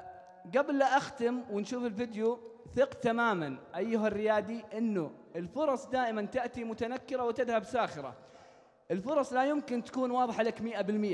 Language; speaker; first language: Arabic; native; Arabic